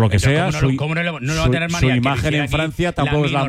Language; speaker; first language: Spanish; native; Spanish